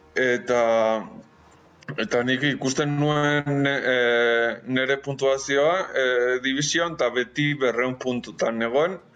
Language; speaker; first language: Basque; non-native, fluent; Spanish